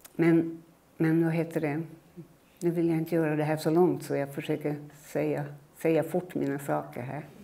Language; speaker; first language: Swedish; early bilingual, other home language; Finnish